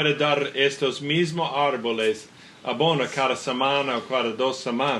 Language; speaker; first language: Spanish; non-native, learner; English